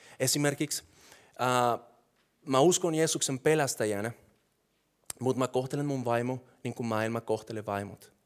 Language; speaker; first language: Finnish; non-native, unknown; Spanish